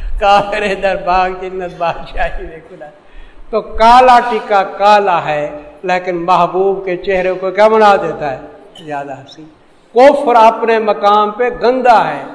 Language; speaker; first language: Urdu; non-native, local second language; Saraiki